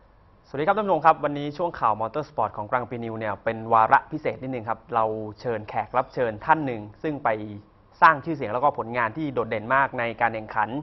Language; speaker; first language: Thai; native; Thai